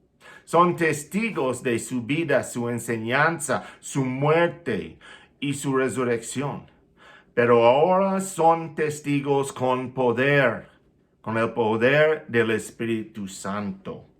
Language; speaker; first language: Spanish; non-native, fluent; English